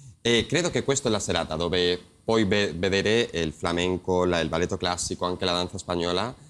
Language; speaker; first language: Italian; non-native, learner; Spanish